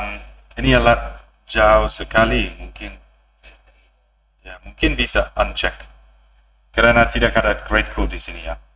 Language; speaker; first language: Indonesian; non-native, learner; English